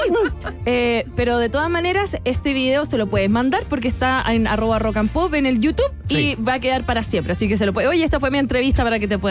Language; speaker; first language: Spanish; native; Spanish